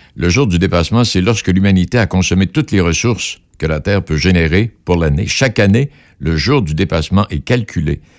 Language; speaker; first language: French; native; French